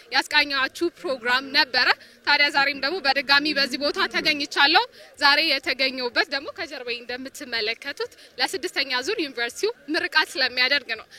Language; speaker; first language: Amharic; native; Amharic